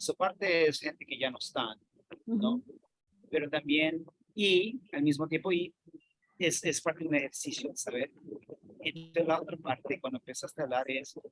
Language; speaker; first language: Spanish; non-native, fluent; English